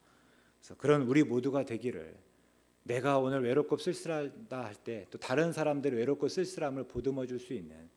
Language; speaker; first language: Korean; native; Korean